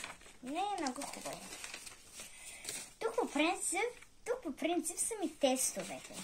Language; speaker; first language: Bulgarian; early bilingual, heritage; Bulgarian